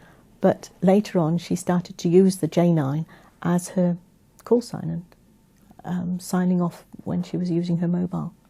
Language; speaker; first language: English; native; English